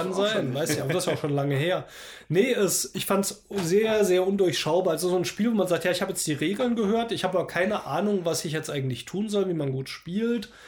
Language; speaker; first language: German; native; German